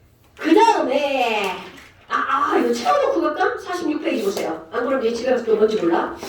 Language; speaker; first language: Korean; native; Korean